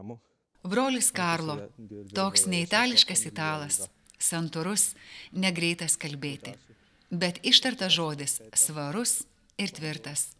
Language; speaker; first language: Lithuanian; native; Lithuanian